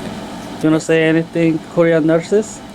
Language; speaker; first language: English; non-native, learner; Korean